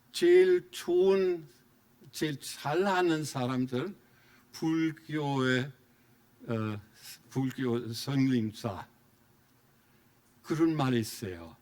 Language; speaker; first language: Korean; non-native, fluent; German